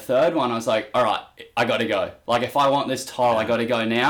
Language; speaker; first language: English; native; English